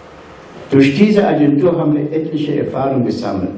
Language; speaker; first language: German; non-native, fluent; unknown